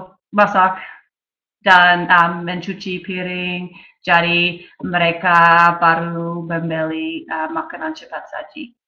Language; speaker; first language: Indonesian; non-native, learner; English